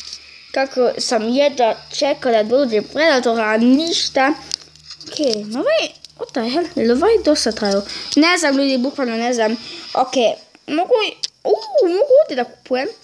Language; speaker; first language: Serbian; early bilingual, heritage; Serbian